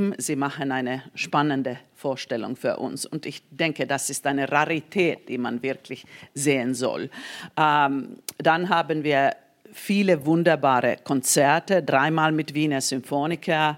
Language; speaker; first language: German; non-native, fluent; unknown